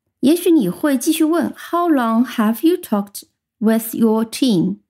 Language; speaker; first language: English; non-native, fluent; Chinese